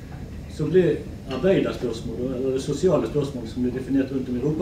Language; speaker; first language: Norwegian; native; Norwegian